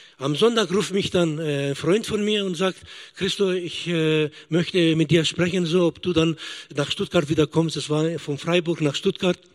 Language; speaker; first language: German; non-native, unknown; Greek